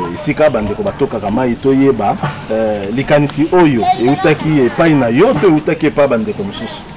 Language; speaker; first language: Lingala; native; Lingala